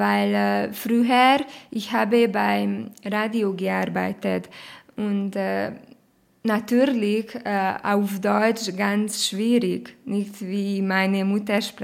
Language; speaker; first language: German; non-native, learner; Romanian